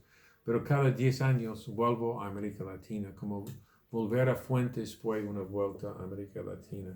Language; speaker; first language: Spanish; non-native, fluent; English